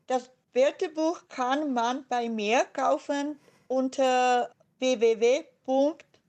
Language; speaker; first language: German; non-native, fluent; Czech